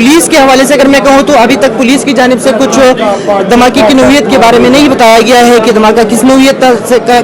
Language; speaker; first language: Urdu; non-native, local second language; Pashto